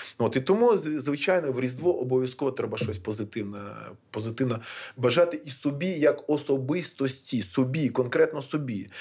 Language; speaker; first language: Ukrainian; non-native, local second language; Russian